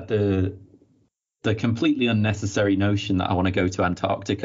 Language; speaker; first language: English; native; English